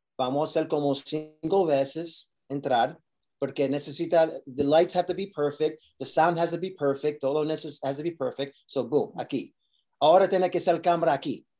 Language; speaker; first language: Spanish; early bilingual, heritage; Spanish